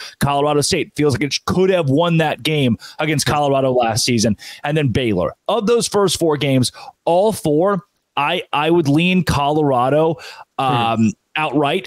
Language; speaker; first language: English; native; English